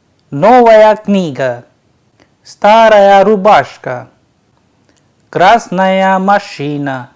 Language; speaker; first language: Russian; non-native, fluent; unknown